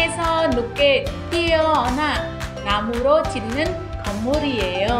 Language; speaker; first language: Korean; non-native, fluent; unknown